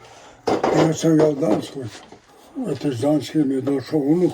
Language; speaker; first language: Croatian; native; Croatian